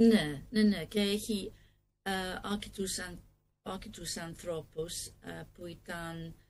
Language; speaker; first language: Greek; non-native, learner; English